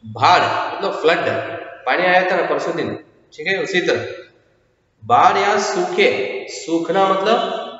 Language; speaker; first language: Hindi; non-native, local second language; Kannada